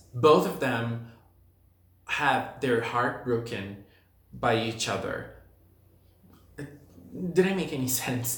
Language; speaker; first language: English; non-native, fluent; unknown